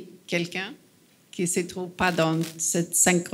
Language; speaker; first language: French; non-native, fluent; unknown